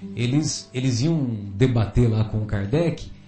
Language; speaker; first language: Portuguese; native; Portuguese